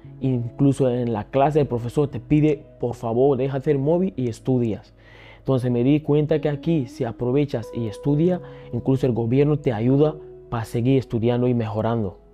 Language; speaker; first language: Spanish; early bilingual, other home language; Akan